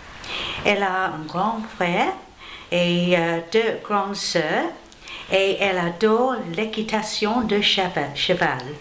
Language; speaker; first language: French; non-native, learner; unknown